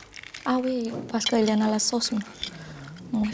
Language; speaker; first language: French; non-native, learner; Indonesian